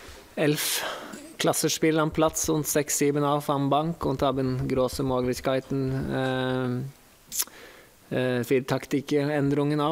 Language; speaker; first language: German; non-native, learner; Norwegian